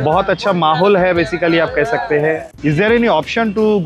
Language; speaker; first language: Hindi; non-native, local second language; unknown